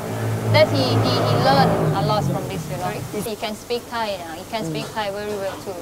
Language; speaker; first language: English; non-native, fluent; Thai